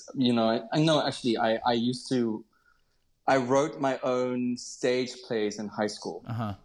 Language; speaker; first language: English; native; English